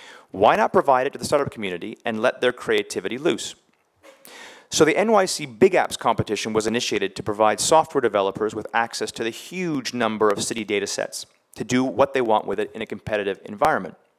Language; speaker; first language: English; native; English